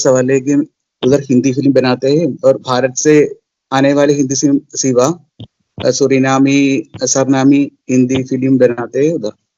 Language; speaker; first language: Hindi; non-native, local second language; Malayalam